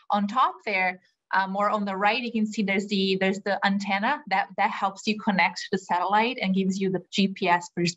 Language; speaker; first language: English; non-native, fluent; Portuguese